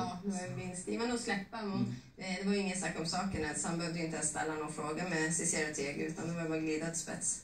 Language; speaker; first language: Swedish; native; Swedish